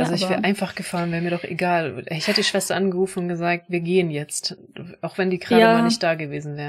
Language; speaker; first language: German; native; German